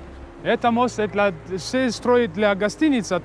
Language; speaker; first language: Russian; non-native, learner; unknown